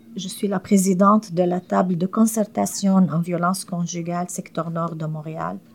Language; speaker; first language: French; non-native, fluent; Arabic